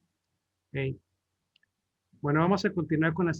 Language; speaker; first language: Spanish; native; Spanish